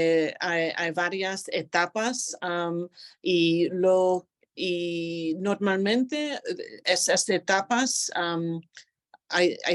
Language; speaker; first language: Spanish; non-native, fluent; English